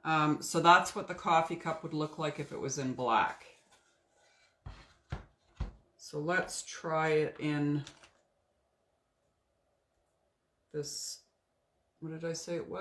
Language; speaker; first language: English; native; English